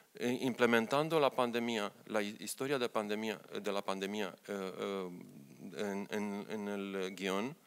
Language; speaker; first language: Spanish; non-native, learner; Romanian